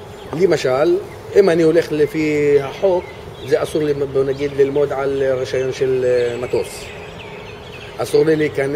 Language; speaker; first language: Hebrew; non-native, local second language; Arabic